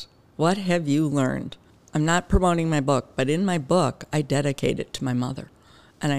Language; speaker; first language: English; native; English